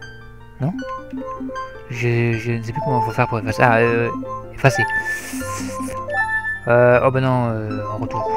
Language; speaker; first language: French; native; French